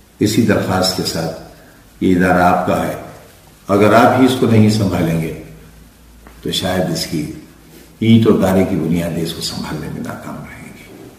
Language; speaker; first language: Urdu; native; Urdu